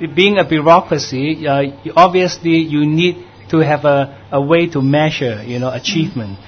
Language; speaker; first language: English; non-native, local second language; Cantonese